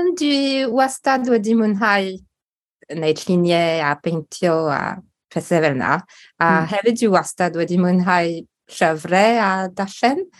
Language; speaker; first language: Welsh; non-native, local second language; English